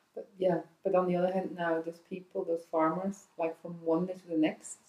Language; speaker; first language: English; non-native, fluent; Dutch